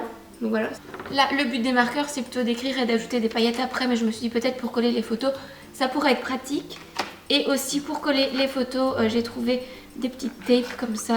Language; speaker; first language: French; native; French